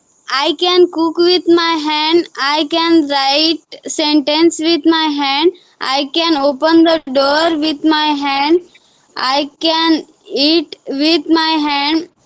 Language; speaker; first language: English; non-native, learner; Marathi